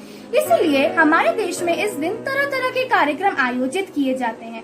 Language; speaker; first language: Hindi; native; Hindi